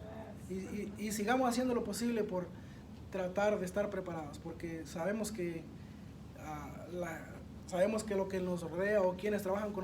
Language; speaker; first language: Spanish; native; Spanish